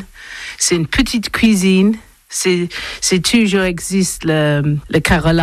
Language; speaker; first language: French; non-native, learner; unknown